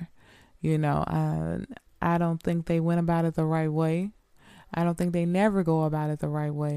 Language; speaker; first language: English; native; English